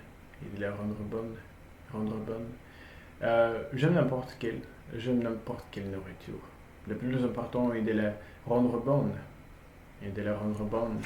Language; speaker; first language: French; non-native, learner; Russian